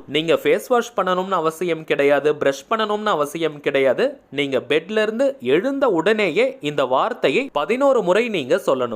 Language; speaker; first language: Tamil; native; Tamil